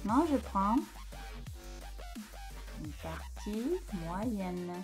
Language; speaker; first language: French; non-native, fluent; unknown